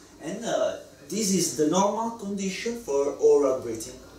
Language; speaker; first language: English; non-native, learner; Italian